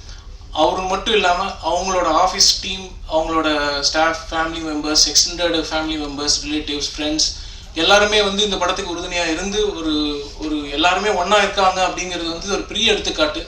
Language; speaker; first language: Tamil; native; Tamil